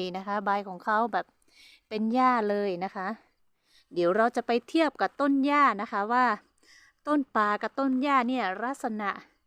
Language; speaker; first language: Thai; non-native, local second language; Hmong